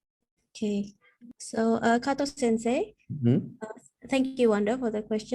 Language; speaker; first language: English; non-native, fluent; Indonesian